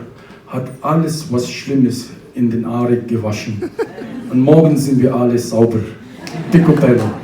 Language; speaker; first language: German; non-native, fluent; Tibetan